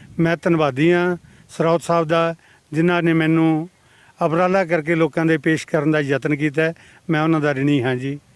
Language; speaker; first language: Punjabi; native; Punjabi